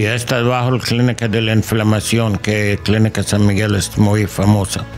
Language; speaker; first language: Spanish; non-native, learner; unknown